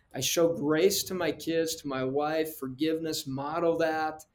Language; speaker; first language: English; early bilingual, other home language; Spanish